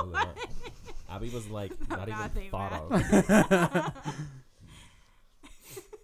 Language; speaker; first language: English; non-native, fluent; Spanish